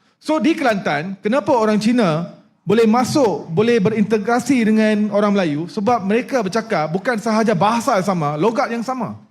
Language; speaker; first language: Malay; non-native, local second language; Punjabi